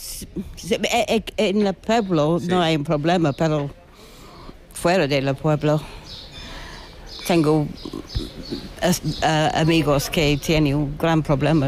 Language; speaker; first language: Spanish; non-native, learner; English